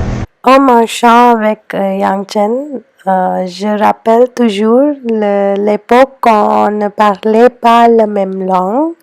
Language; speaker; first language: French; non-native, learner; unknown